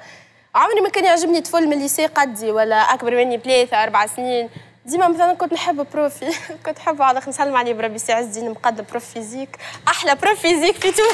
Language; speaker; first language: Arabic; native; Arabic